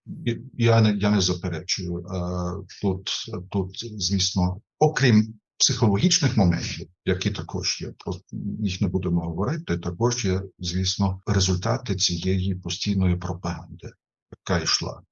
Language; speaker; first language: Ukrainian; non-native, fluent; German